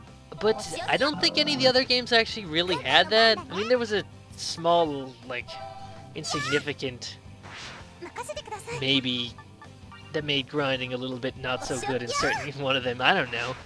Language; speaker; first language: English; native; English